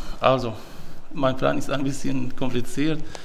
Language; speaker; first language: German; non-native, learner; Arabic